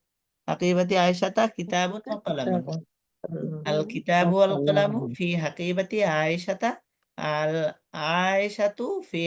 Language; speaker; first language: Arabic; non-native, fluent; Bangla